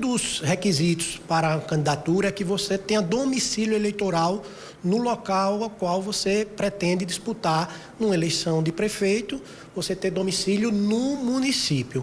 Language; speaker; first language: Portuguese; native; Portuguese